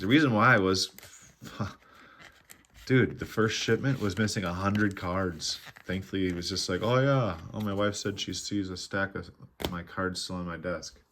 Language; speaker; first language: English; native; English